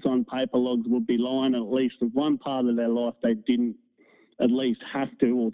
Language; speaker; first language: English; native; English